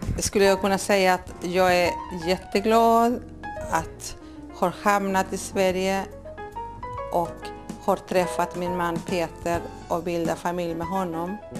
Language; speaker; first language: Swedish; non-native, fluent; Spanish